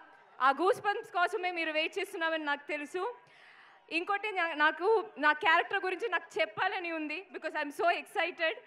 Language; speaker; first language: Telugu; non-native, fluent; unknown